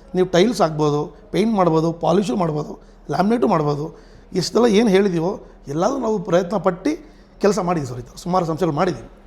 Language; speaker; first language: Kannada; non-native, local second language; Telugu